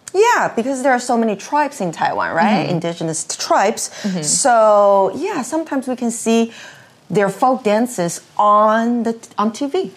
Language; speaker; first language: English; non-native, fluent; Chinese